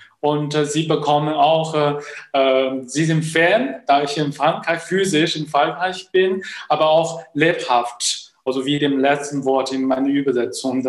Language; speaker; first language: German; non-native, fluent; Chinese